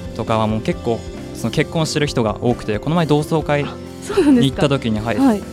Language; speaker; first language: Japanese; native; Japanese